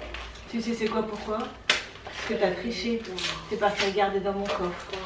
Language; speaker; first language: French; native; French